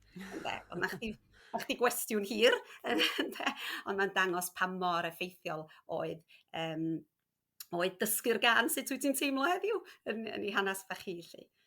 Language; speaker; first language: Welsh; native; Welsh